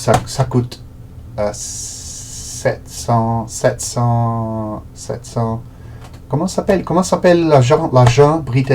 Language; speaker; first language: French; non-native, learner; Portuguese